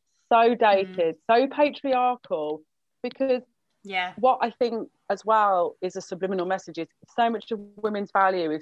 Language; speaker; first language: English; native; English